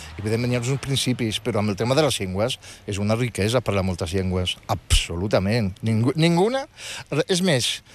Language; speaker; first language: Catalan; non-native, fluent; Riffian